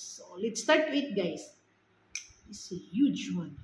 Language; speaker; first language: English; non-native, local second language; Filipino